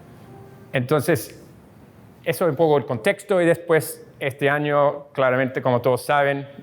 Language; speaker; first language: Spanish; non-native, fluent; English